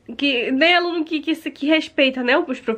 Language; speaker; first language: Portuguese; native; Portuguese